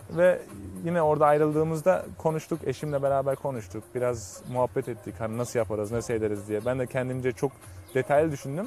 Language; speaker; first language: Turkish; early bilingual, heritage; Turkish